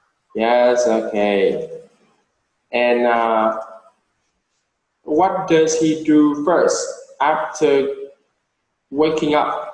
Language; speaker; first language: English; non-native, learner; Vietnamese